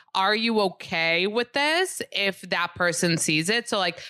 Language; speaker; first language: English; early bilingual, other home language; Hebrew